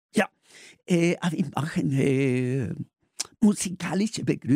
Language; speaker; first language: German; non-native, learner; Spanish